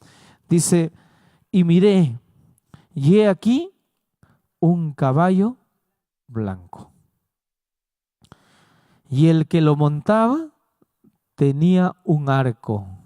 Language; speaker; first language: Spanish; native; Spanish